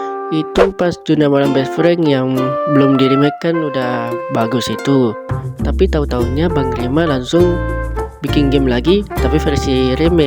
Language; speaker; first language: Indonesian; native; Indonesian